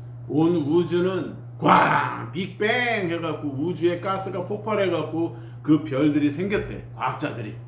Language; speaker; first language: Korean; native; Korean